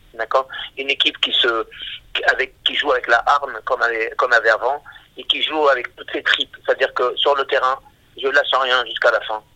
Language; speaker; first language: French; non-native, local second language; Arabic